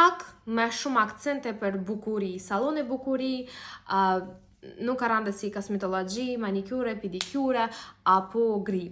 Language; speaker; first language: Albanian; non-native, learner; Russian